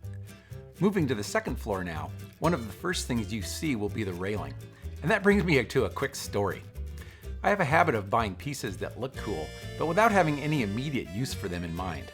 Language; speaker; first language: English; native; English